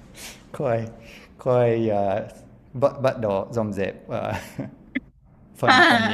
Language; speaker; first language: Vietnamese; non-native, learner; English